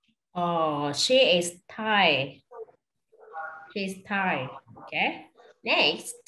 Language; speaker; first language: English; non-native, fluent; Vietnamese